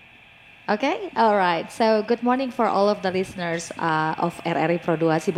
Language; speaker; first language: English; non-native, fluent; Indonesian